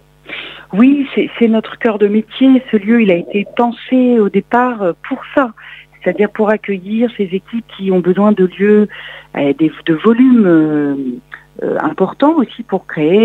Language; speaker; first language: French; native; French